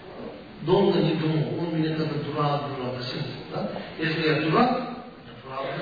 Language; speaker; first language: Russian; non-native, learner; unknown